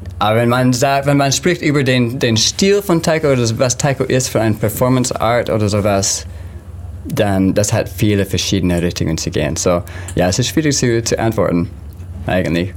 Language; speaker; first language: German; non-native, learner; English